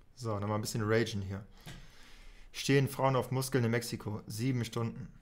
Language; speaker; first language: German; native; German